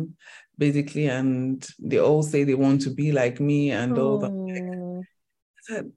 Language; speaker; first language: English; non-native, local second language; Yoruba